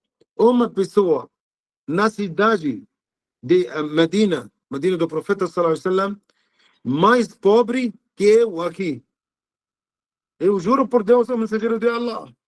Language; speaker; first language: Portuguese; non-native, learner; Arabic